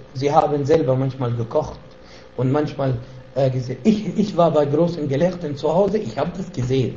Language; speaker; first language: German; non-native, fluent; Arabic